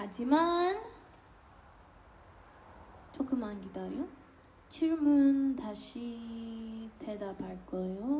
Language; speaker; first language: Korean; non-native, learner; English